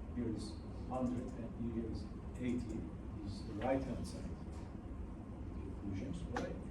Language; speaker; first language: English; non-native, fluent; Turkish